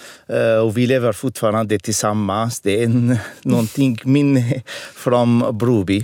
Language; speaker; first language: Swedish; non-native, fluent; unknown